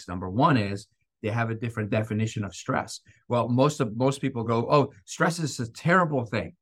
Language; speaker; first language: English; non-native, fluent; Persian